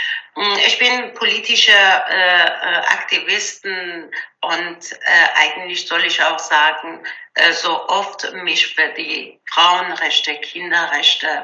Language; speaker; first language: German; non-native, learner; Persian